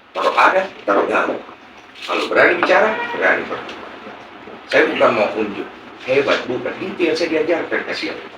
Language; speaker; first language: Indonesian; native; Indonesian